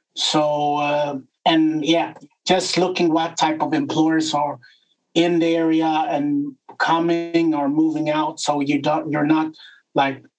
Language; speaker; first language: English; non-native, fluent; Swedish